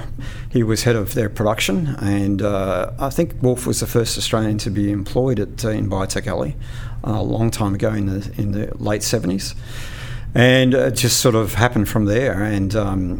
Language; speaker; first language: English; native; English